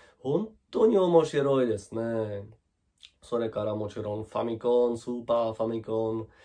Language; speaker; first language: Japanese; non-native, learner; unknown